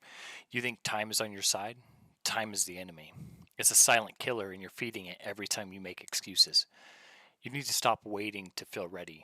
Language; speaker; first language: English; native; English